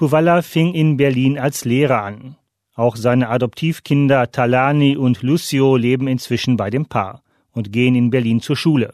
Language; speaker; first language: German; native; German